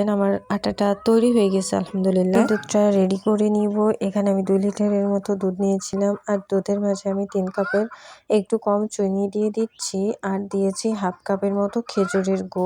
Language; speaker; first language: Bangla; native; Bangla